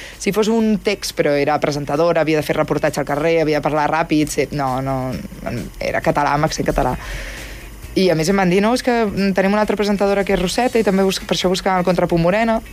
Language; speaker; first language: Catalan; native; Catalan